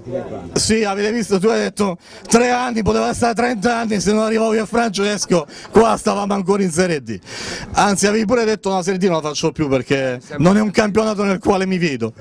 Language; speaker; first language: Italian; native; Italian